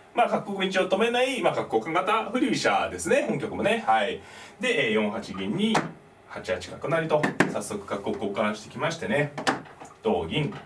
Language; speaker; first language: Japanese; native; Japanese